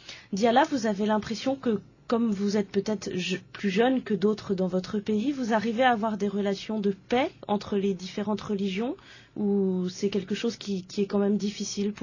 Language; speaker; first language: French; native; French